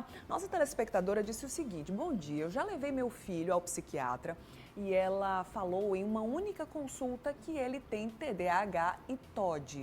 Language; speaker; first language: Portuguese; native; Portuguese